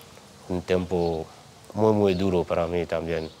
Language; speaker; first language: Spanish; non-native, learner; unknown